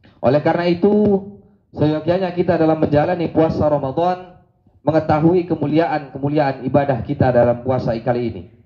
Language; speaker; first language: Indonesian; native; Indonesian